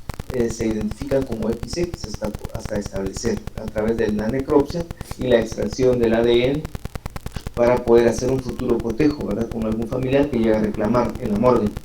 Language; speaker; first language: Spanish; native; Spanish